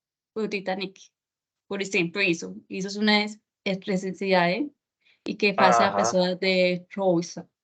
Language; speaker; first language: Portuguese; non-native, learner; Spanish